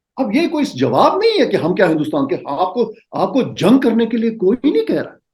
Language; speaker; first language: Urdu; non-native, local second language; Kashmiri